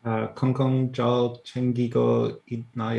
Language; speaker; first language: Korean; non-native, learner; English